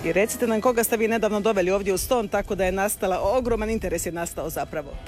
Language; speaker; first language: Serbian; native; Serbian